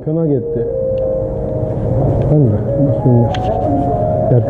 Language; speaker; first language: Japanese; native; Japanese